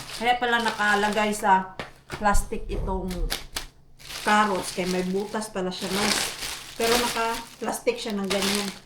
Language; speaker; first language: Filipino; non-native, local second language; Cebuano